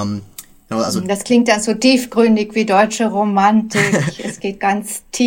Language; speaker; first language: German; native; German